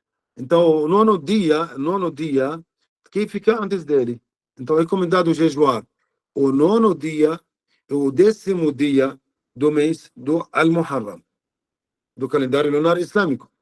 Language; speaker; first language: Portuguese; non-native, learner; Arabic